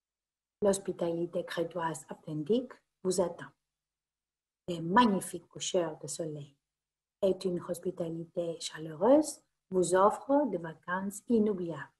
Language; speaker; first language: French; non-native, fluent; Greek